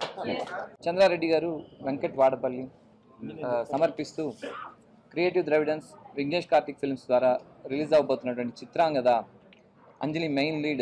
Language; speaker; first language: Telugu; native; Telugu